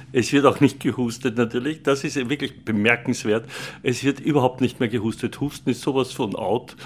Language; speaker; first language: German; native; German